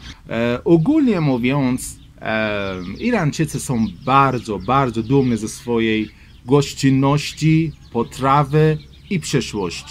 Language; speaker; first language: Polish; non-native, learner; Persian